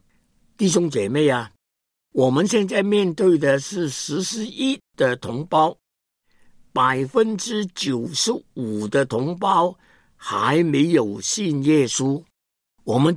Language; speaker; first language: Chinese; non-native, local second language; Cantonese